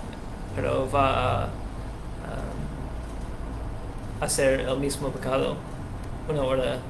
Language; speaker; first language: Spanish; non-native, learner; English